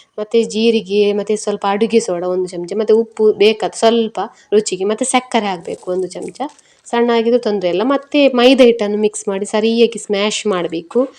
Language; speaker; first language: Kannada; native; Kannada